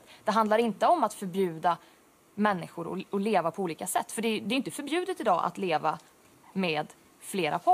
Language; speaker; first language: Swedish; native; Swedish